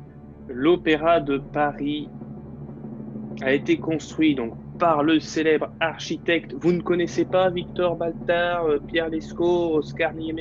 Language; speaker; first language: French; native; French